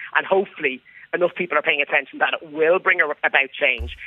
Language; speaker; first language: English; native; English